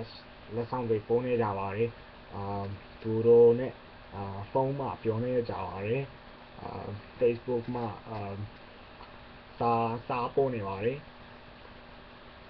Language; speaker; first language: Burmese; non-native, learner; English